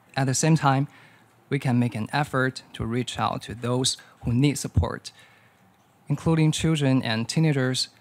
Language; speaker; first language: English; non-native, learner; Chinese